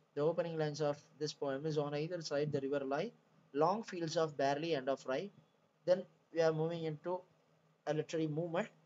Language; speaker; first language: English; non-native, local second language; Tamil